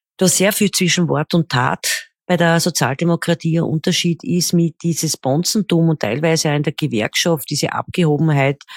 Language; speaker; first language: German; native; German